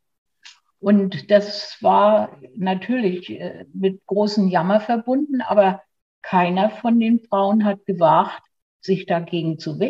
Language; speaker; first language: German; native; German